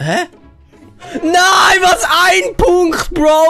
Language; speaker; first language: German; native; German